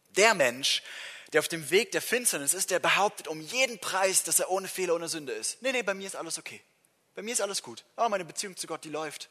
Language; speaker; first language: German; non-native, fluent; English